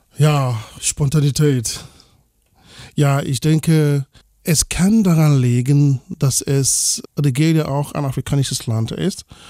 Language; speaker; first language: German; non-native, fluent; Igbo